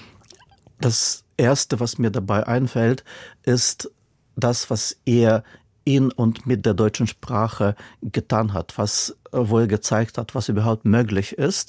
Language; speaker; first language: German; non-native, fluent; Russian